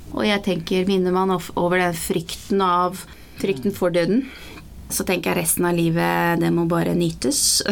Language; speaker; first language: Norwegian; early bilingual, other home language; Persian